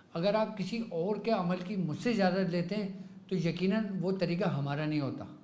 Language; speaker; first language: Urdu; native; Urdu